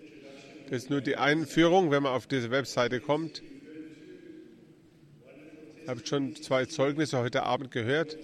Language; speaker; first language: German; early bilingual, heritage; German